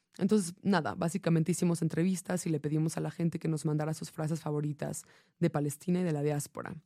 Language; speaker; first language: Spanish; non-native, fluent; English